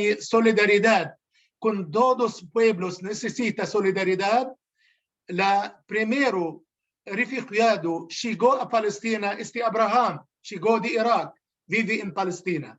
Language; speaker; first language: Spanish; non-native, learner; Arabic